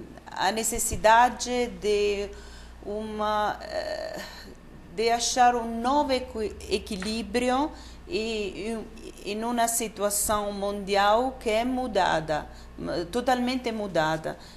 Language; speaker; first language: Portuguese; non-native, fluent; Italian